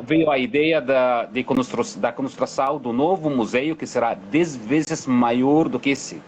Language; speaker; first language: Portuguese; non-native, fluent; Arabic